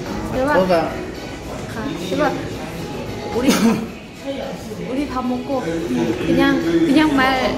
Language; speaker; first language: Korean; non-native, learner; Thai